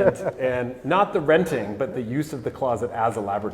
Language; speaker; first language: English; native; English